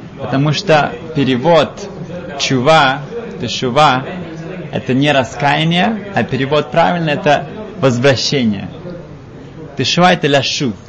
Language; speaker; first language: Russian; early bilingual, heritage; Russian